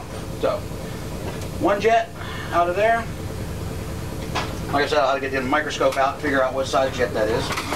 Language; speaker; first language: English; native; English